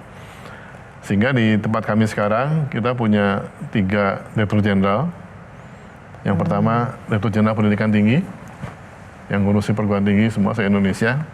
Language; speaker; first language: Indonesian; native; Indonesian